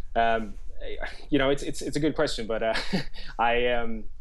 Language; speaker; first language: English; non-native, fluent; Swedish